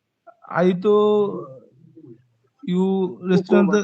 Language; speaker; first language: Italian; non-native, learner; Bangla